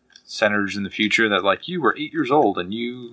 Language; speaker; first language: English; native; English